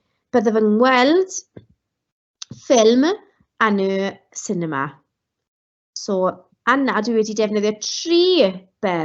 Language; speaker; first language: Welsh; non-native, local second language; English